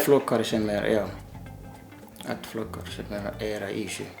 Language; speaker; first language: Icelandic; non-native, learner; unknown